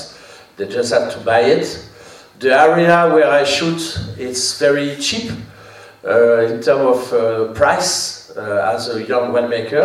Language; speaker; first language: English; non-native, fluent; French